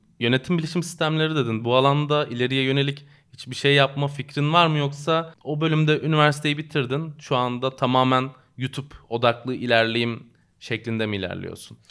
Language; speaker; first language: Turkish; native; Turkish